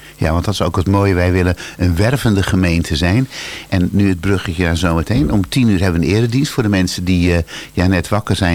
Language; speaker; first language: Dutch; native; Dutch